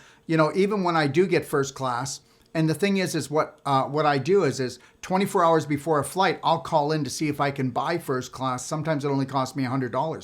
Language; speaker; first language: English; native; English